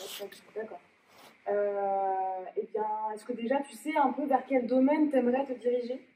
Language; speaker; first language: French; native; French